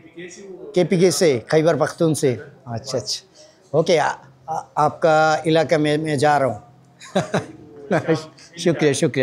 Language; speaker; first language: Hindi; non-native, learner; Bangla